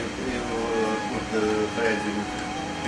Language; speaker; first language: English; non-native, learner; Croatian